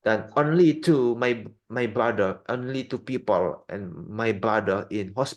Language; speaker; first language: English; non-native, learner; Indonesian